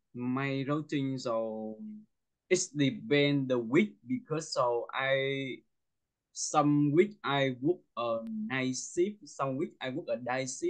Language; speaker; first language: English; non-native, local second language; Vietnamese